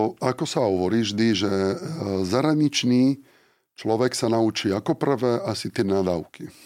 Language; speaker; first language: Slovak; non-native, fluent; Italian